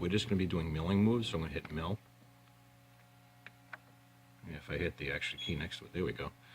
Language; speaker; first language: English; native; English